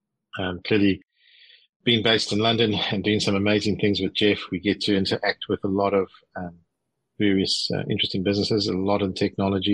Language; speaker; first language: English; native; English